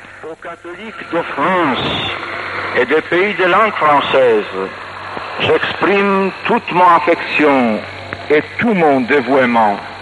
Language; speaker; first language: French; non-native, fluent; Polish